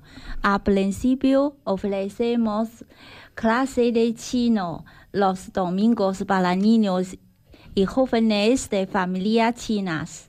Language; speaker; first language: Spanish; non-native, learner; Chinese